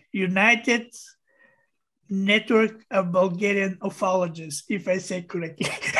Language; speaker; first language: English; non-native, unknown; Bulgarian